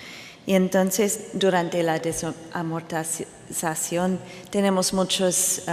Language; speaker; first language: Spanish; non-native, fluent; English